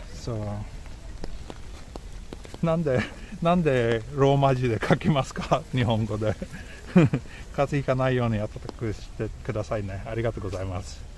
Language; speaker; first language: Japanese; non-native, fluent; Swedish